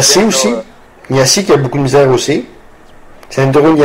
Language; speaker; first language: French; native; French